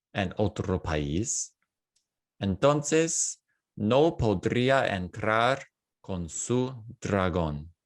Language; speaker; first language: Spanish; non-native, fluent; English